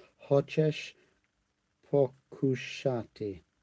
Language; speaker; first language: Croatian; non-native, learner; English